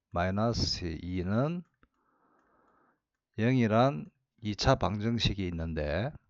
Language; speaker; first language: Korean; native; Korean